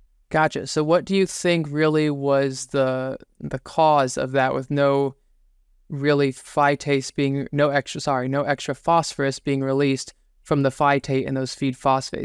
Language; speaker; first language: English; native; English